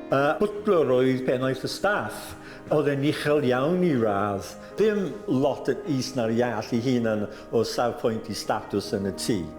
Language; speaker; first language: Welsh; native; Welsh